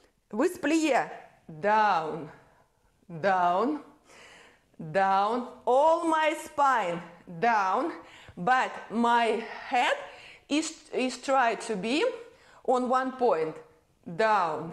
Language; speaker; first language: English; non-native, learner; Russian